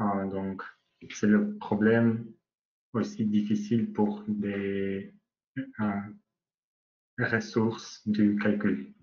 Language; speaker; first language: French; non-native, learner; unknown